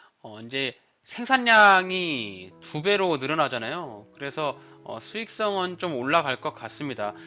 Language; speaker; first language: Korean; native; Korean